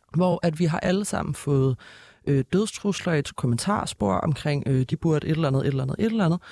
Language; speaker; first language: Danish; native; Danish